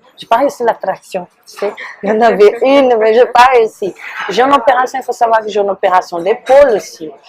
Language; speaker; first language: French; non-native, fluent; Portuguese